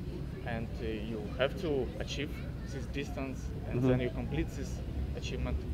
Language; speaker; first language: English; non-native, learner; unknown